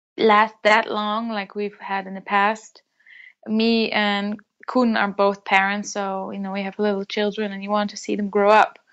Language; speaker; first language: English; non-native, fluent; Dutch